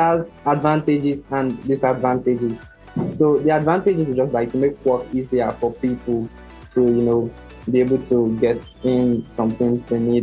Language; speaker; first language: English; non-native, local second language; Yoruba